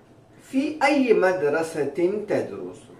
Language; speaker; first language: Arabic; non-native, fluent; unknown